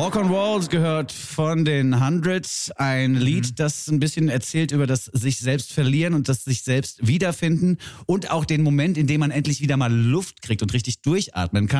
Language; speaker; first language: German; native; German